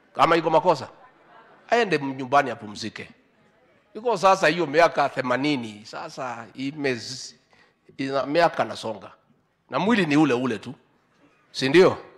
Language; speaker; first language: Swahili; non-native, local second language; Kikuyu